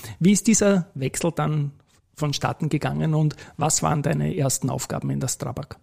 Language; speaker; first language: German; native; German